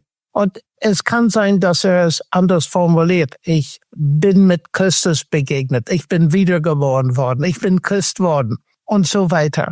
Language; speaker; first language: German; non-native, fluent; English